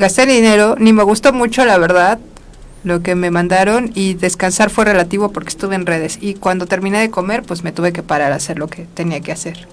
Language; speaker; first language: Spanish; native; Spanish